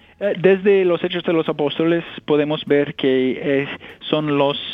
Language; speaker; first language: Spanish; non-native, fluent; English